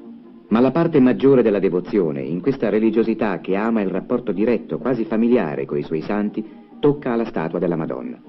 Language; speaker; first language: Italian; native; Italian